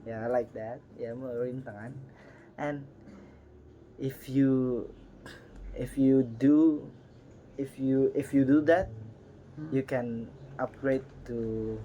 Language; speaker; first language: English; non-native, learner; Indonesian